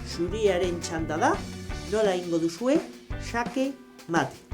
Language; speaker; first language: Basque; non-native, local second language; Spanish